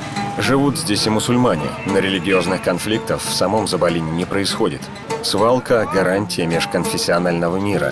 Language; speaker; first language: Russian; native; Russian